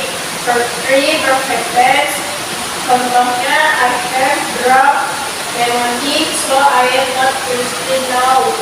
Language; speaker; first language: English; non-native, learner; Indonesian